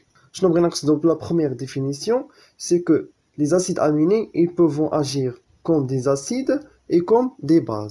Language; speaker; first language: French; non-native, local second language; Arabic